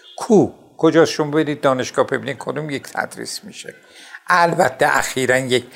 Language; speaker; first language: Persian; non-native, local second language; Azerbaijani